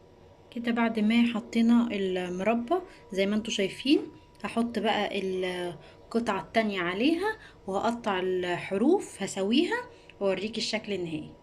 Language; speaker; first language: Arabic; native; Arabic